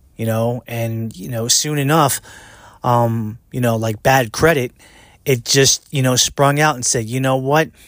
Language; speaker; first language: English; native; English